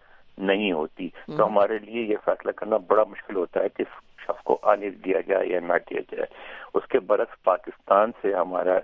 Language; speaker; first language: Urdu; native; Urdu